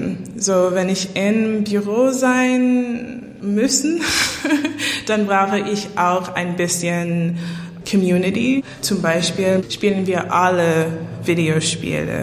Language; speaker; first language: German; non-native, learner; English